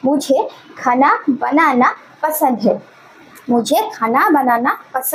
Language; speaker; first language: Hindi; non-native, local second language; Bangla